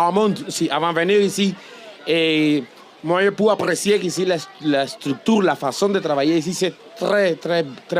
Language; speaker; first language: French; non-native, learner; Spanish